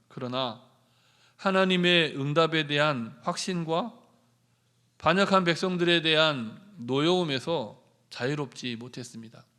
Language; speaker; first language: Korean; native; Korean